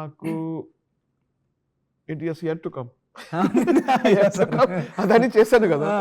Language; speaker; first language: Telugu; non-native, learner; Tamil